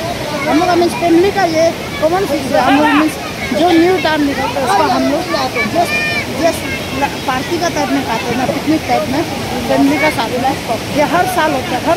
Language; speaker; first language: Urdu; non-native, local second language; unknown